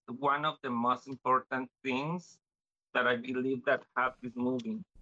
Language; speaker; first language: English; non-native, learner; Spanish